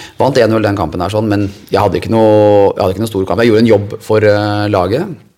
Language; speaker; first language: Norwegian; native; Norwegian